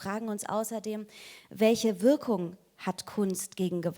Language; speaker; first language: German; native; German